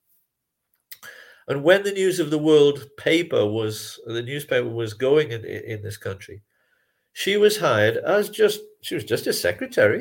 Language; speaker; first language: English; native; English